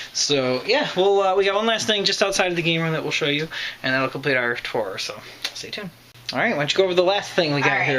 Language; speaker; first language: English; native; English